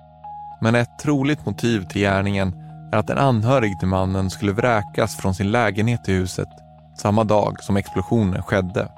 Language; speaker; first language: Swedish; native; Swedish